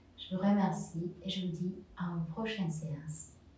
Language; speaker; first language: French; non-native, fluent; Spanish